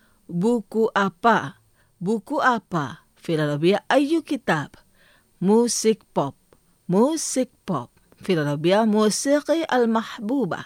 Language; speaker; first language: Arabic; non-native, learner; Indonesian